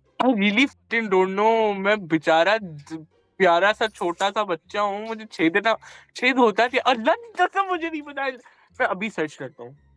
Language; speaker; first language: Urdu; early bilingual, heritage; Hindi